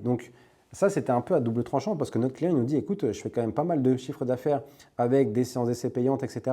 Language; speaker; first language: French; native; French